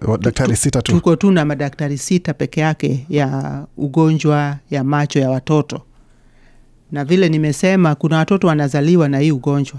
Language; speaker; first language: Swahili; non-native, local second language; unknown